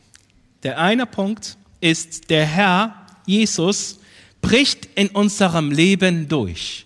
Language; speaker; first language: German; non-native, fluent; Arabic